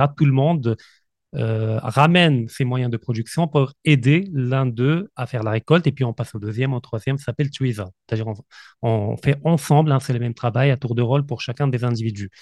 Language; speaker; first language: French; non-native, local second language; Arabic